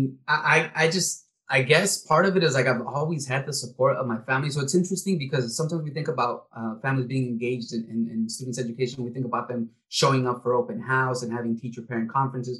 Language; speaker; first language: English; early bilingual, other home language; Spanish